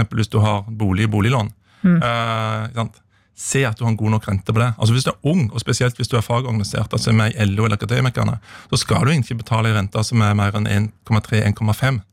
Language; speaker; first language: Norwegian; native; Norwegian